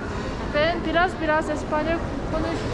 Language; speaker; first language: Turkish; non-native, learner; Korean